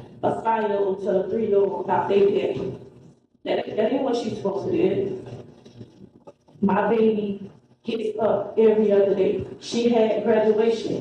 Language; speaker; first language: English; native; English